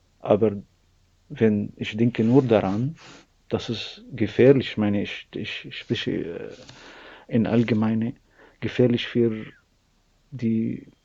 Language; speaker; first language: German; non-native, learner; Arabic